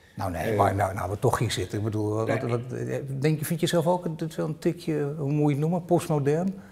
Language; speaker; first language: Dutch; native; Dutch